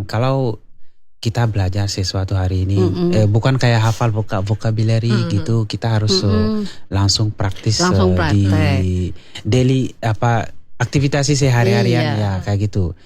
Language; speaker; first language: Indonesian; non-native, learner; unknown